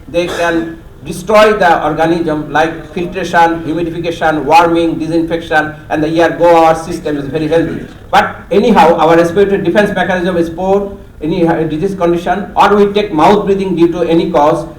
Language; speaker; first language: English; non-native, local second language; Bangla